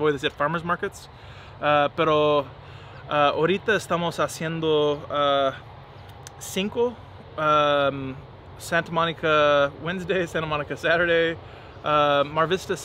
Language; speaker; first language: Spanish; non-native, learner; English